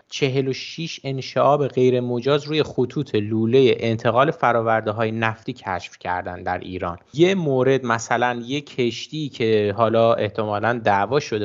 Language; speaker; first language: Persian; native; Persian